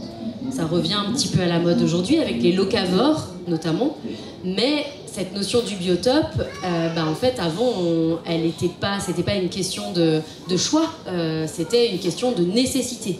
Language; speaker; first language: French; native; French